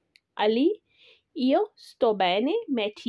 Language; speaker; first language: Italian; non-native, learner; Urdu